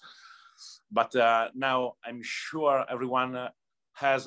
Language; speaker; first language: English; non-native, learner; Italian